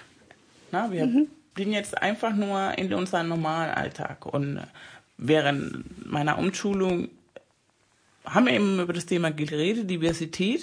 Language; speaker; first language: German; non-native, fluent; Spanish